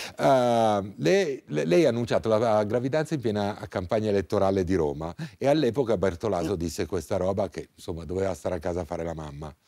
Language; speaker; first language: Italian; native; Italian